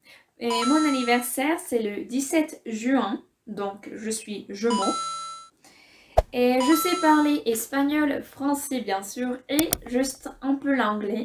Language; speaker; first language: French; non-native, fluent; Spanish